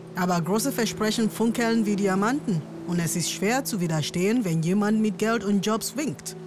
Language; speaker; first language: German; non-native, fluent; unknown